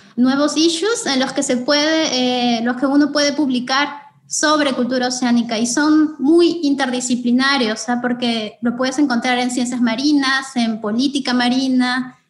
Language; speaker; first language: Spanish; native; Spanish